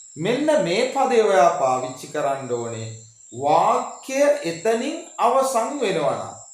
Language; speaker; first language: Sinhala; non-native, local second language; Tamil